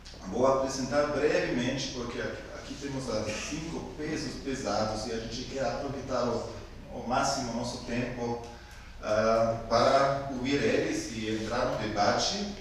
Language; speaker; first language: Portuguese; non-native, fluent; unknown